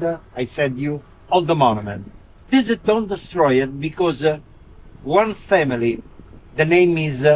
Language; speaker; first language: English; non-native, learner; Italian